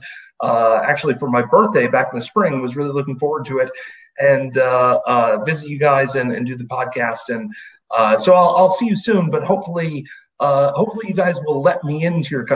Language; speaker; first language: English; native; English